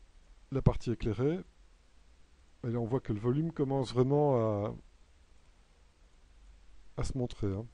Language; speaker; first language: French; native; French